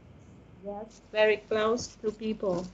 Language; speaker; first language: English; non-native, learner; Vietnamese